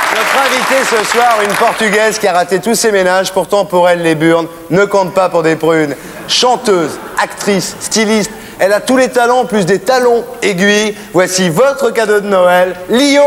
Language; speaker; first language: French; native; French